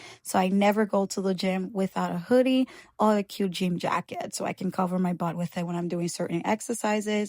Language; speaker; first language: English; native; English